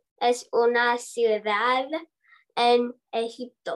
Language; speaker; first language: Spanish; non-native, learner; English